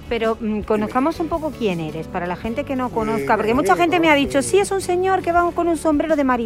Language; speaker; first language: Spanish; native; Spanish